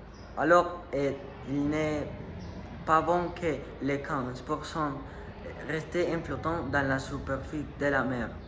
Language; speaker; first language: French; non-native, learner; Spanish